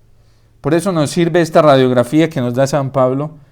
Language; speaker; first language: Spanish; native; Spanish